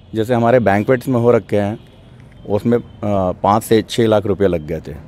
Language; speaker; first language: Hindi; native; Hindi